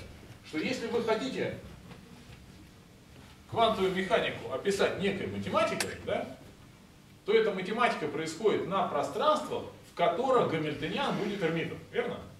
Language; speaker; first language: Russian; native; Russian